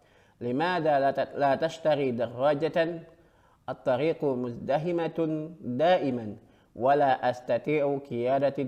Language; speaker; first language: Arabic; non-native, fluent; Indonesian